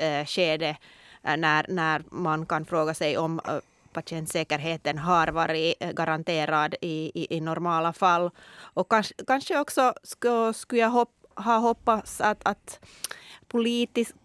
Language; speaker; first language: Swedish; non-native, local second language; Finnish